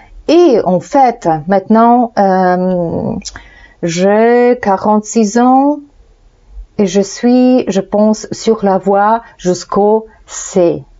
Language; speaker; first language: French; non-native, fluent; Polish